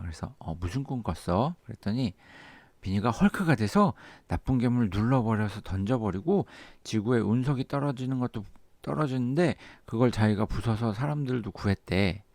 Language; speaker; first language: Korean; native; Korean